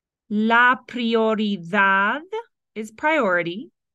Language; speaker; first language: English; native; English